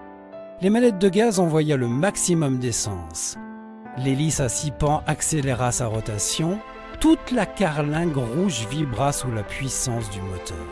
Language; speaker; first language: French; native; French